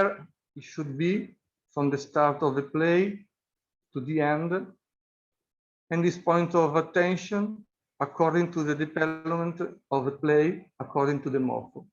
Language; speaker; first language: English; non-native, fluent; Italian